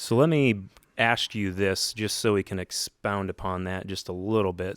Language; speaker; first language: English; native; English